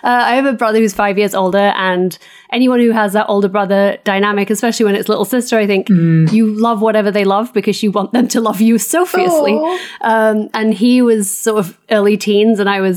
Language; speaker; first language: English; native; English